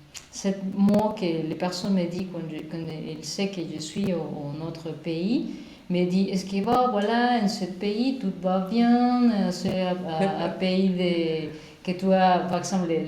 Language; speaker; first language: French; non-native, learner; Spanish